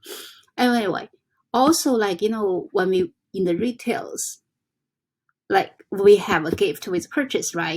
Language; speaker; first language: English; non-native, fluent; Chinese